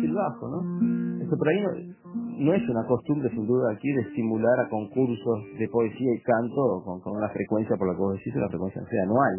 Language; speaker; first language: Spanish; native; Spanish